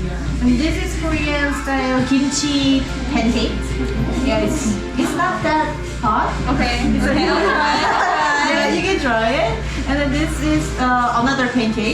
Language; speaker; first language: English; non-native, learner; Korean